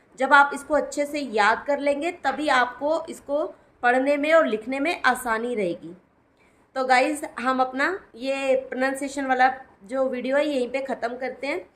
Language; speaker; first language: Hindi; native; Hindi